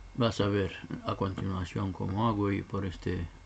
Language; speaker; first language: Spanish; non-native, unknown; Romanian